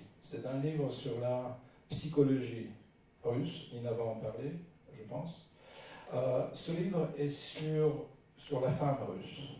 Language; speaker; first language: French; non-native, fluent; Russian